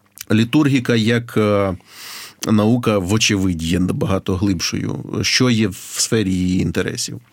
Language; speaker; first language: Ukrainian; native; Ukrainian